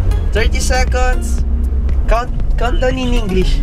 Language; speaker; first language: English; non-native, learner; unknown